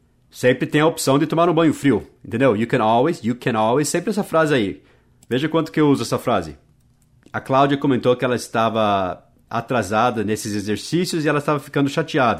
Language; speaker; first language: Portuguese; non-native, fluent; English